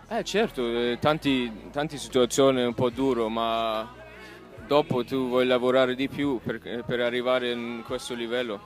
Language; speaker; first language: Italian; non-native, learner; German